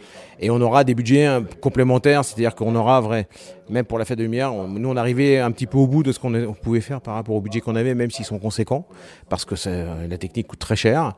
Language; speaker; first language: French; native; French